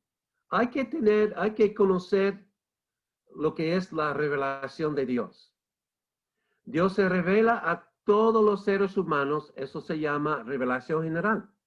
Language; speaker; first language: Spanish; non-native, fluent; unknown